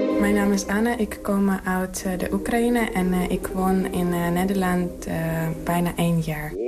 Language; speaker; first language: Dutch; non-native, learner; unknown